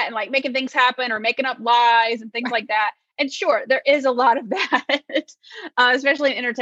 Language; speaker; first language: English; native; English